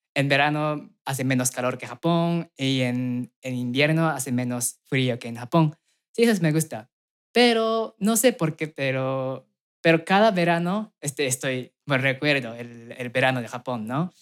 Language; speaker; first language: Spanish; non-native, fluent; Japanese